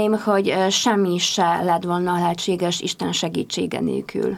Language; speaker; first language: Hungarian; non-native, fluent; Polish